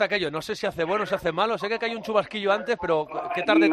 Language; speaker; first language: Spanish; native; Spanish